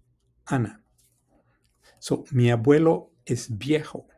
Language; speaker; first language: Spanish; non-native, fluent; English